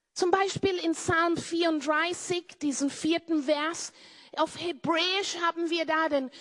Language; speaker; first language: German; non-native, fluent; English